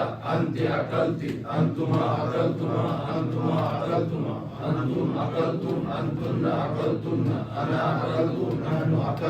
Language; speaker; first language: Arabic; non-native, learner; Urdu